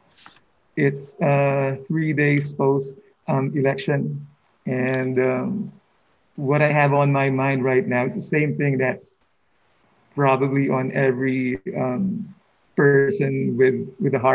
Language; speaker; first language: English; non-native, local second language; Filipino